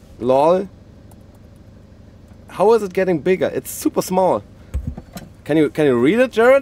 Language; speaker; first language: English; non-native, fluent; German